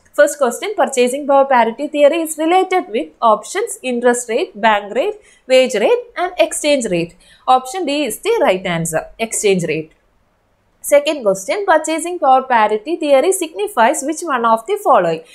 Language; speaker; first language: English; non-native, local second language; Malayalam